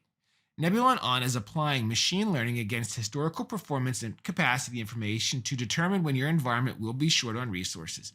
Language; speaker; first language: English; native; English